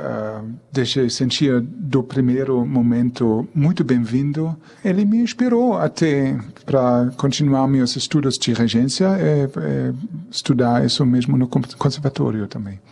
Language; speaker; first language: Portuguese; non-native, fluent; German